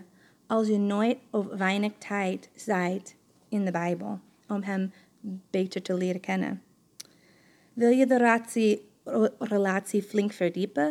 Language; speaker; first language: Dutch; non-native, fluent; English